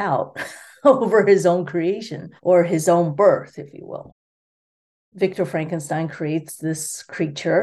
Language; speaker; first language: English; early bilingual, other home language; Chinese